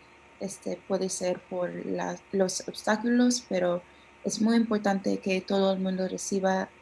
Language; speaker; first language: Spanish; non-native, learner; English